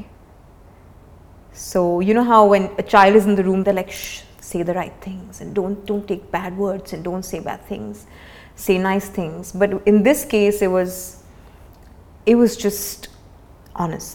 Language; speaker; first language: English; non-native, local second language; Hindi